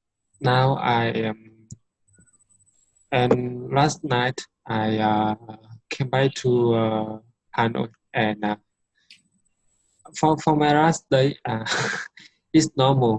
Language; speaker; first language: English; non-native, learner; Vietnamese